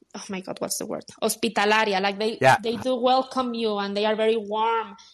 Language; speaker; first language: English; non-native, fluent; Spanish